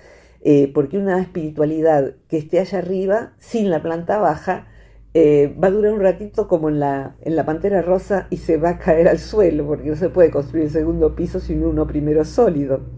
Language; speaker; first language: Spanish; native; Spanish